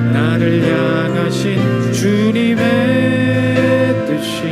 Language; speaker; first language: Korean; native; Korean